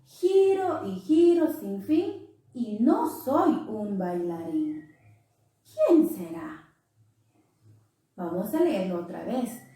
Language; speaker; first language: Spanish; non-native, local second language; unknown